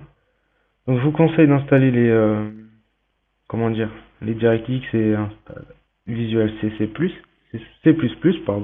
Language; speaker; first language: French; native; French